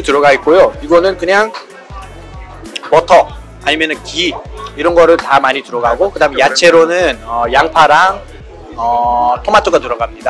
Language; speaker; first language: Korean; non-native, fluent; Nepali